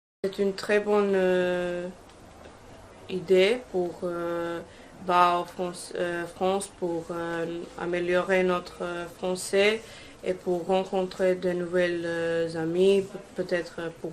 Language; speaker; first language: French; non-native, learner; Croatian